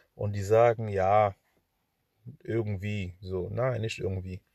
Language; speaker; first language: German; early bilingual, other home language; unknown